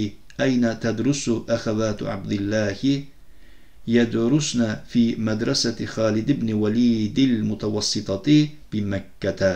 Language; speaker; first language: Arabic; non-native, fluent; Turkish